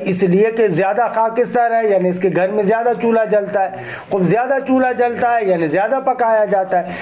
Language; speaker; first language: Urdu; non-native, local second language; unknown